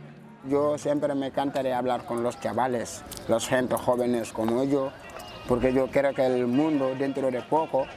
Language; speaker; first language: Spanish; non-native, learner; Wolof